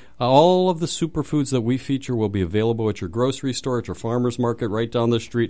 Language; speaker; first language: English; native; English